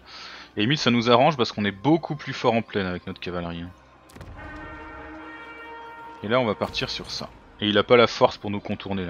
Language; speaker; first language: French; native; French